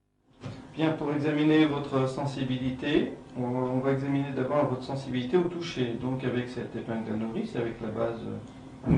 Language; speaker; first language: French; native; French